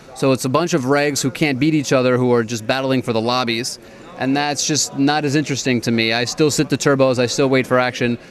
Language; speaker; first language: English; native; English